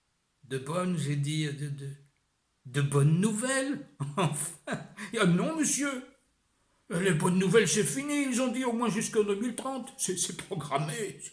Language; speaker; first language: French; native; French